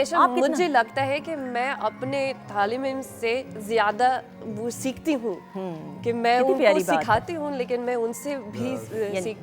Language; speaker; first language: Hindi; non-native, learner; English